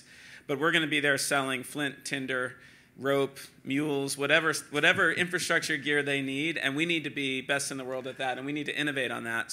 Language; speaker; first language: English; native; English